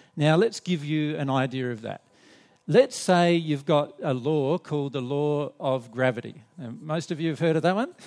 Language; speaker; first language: English; native; English